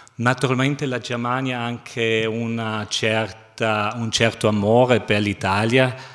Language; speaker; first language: Italian; non-native, fluent; German